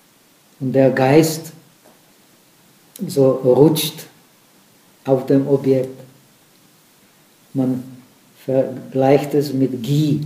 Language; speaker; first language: German; non-native, fluent; Czech